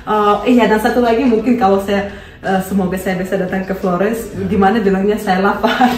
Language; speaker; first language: Indonesian; non-native, fluent; Russian